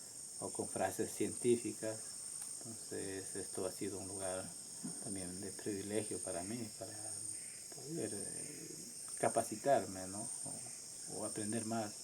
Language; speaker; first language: Spanish; non-native, local second language; Quechua